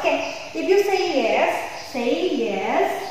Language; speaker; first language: English; non-native, learner; Indonesian